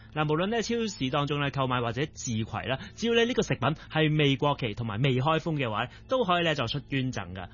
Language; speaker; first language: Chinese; non-native, local second language; Cantonese